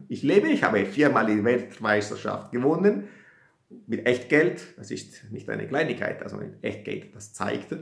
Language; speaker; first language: German; non-native, fluent; Italian